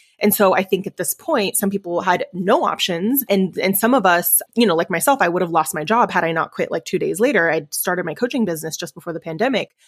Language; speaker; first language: English; early bilingual, other home language; Spanish